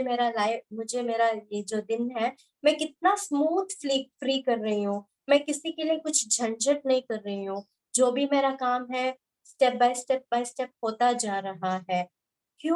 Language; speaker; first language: Hindi; native; Hindi